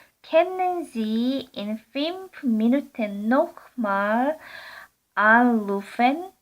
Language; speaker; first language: German; non-native, learner; Korean